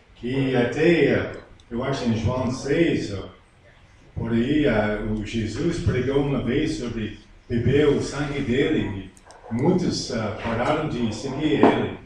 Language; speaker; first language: Portuguese; non-native, fluent; English